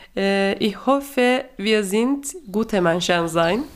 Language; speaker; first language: German; non-native, learner; Turkish